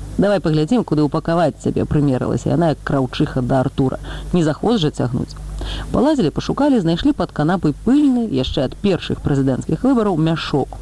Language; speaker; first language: Belarusian; native; Belarusian